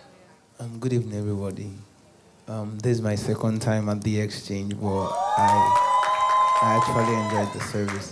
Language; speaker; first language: English; non-native, local second language; Yoruba